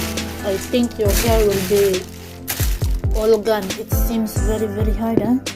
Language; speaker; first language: English; non-native, local second language; Filipino